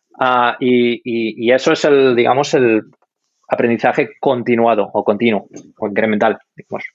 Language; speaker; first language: Spanish; native; Spanish